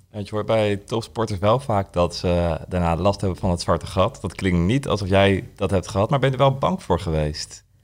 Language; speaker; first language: Dutch; native; Dutch